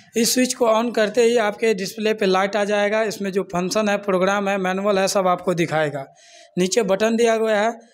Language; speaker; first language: Hindi; native; Hindi